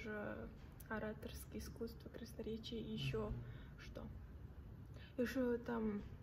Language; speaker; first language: Russian; non-native, learner; Mongolian